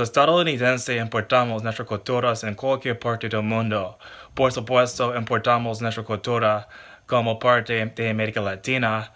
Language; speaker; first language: Spanish; non-native, learner; English